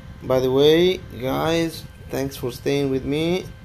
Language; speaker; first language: English; non-native, fluent; Italian